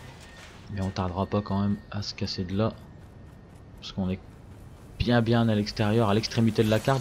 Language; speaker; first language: French; native; French